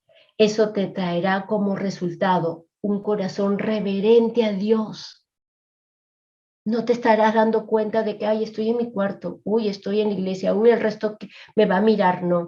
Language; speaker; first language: Spanish; native; Spanish